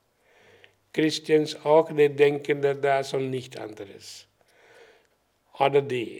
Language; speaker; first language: German; non-native, learner; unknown